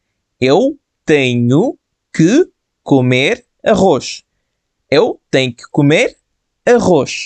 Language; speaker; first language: Portuguese; non-native, fluent; Bangla